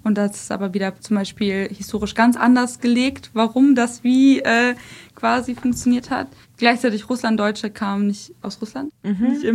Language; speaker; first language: German; early bilingual, other home language; Russian